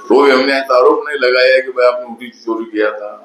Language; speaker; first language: Hindi; non-native, local second language; Marathi